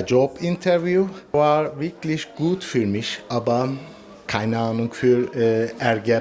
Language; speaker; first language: German; non-native, learner; Turkish